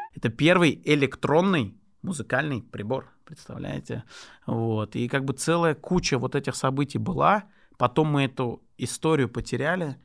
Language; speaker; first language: Russian; non-native, local second language; Lezghian